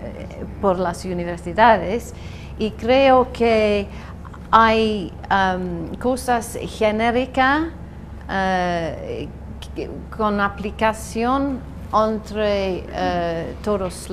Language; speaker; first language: Spanish; non-native, learner; English